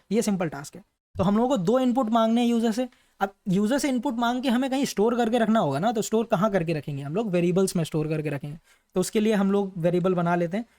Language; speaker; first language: Hindi; native; Hindi